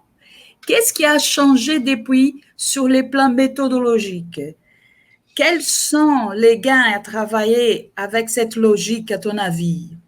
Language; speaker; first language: French; non-native, fluent; Portuguese